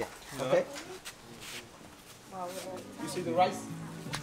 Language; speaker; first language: English; non-native, learner; Vietnamese